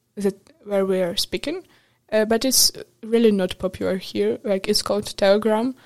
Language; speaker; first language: English; non-native, fluent; Ukrainian